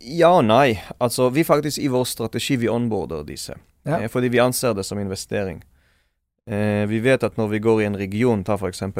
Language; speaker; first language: Norwegian; non-native, fluent; Hebrew